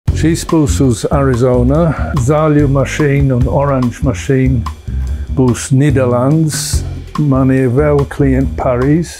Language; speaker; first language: Latvian; non-native, learner; English